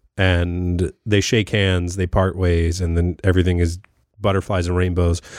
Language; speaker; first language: English; native; English